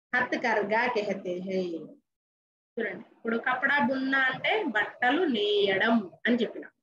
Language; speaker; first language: Hindi; non-native, local second language; Telugu